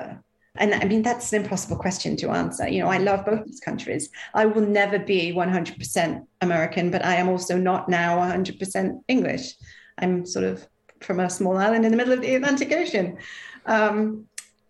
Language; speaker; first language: English; native; English